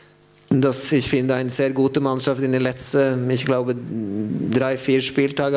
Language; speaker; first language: German; non-native, fluent; Norwegian